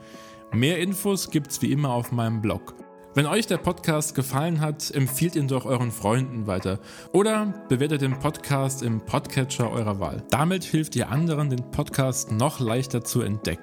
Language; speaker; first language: German; native; German